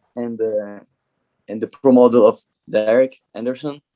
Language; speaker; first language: English; non-native, learner; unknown